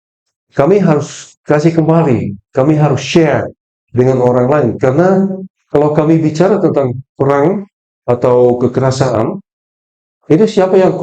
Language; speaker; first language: Indonesian; non-native, fluent; Dutch